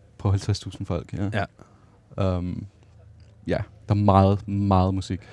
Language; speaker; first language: Danish; non-native, local second language; Faroese